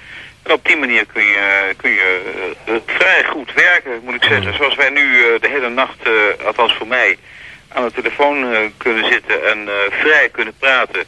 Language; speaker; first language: Dutch; native; Dutch